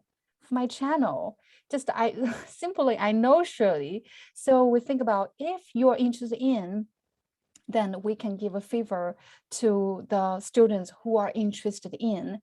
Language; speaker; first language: English; non-native, fluent; Chinese